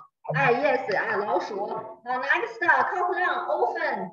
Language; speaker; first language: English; non-native, learner; Chinese